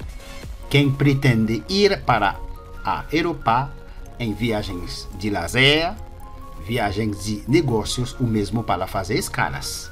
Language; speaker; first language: Portuguese; non-native, learner; Haitian Creole